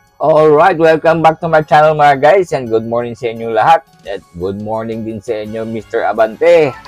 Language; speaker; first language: Filipino; non-native, local second language; Cebuano